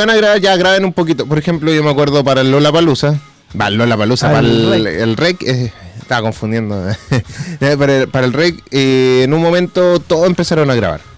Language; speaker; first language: Spanish; native; Spanish